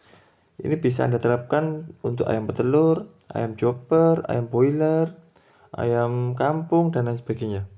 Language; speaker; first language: Indonesian; native; Indonesian